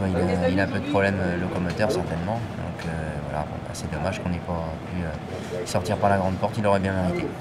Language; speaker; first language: French; native; French